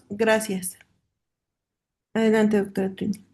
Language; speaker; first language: Spanish; native; Spanish